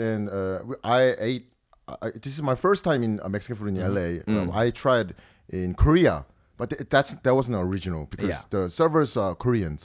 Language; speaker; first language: English; early bilingual, other home language; Korean